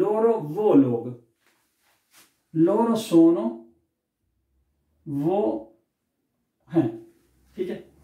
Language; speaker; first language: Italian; non-native, fluent; Urdu